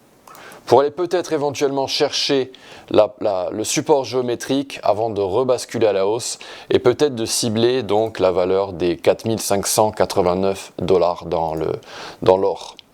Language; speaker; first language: French; native; French